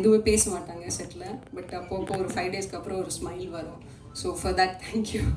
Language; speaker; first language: Tamil; non-native, learner; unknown